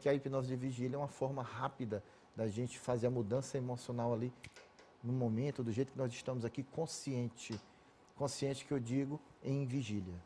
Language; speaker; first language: Portuguese; native; Portuguese